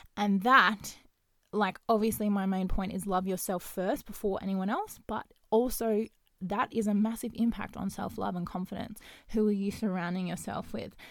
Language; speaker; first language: English; native; English